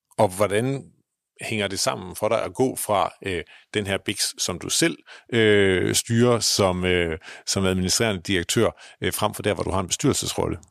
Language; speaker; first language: Danish; native; Danish